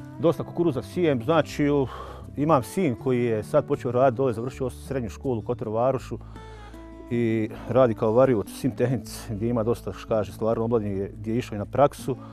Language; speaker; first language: Serbian; native; Serbian